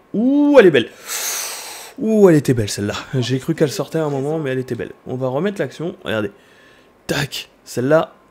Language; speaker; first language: French; native; French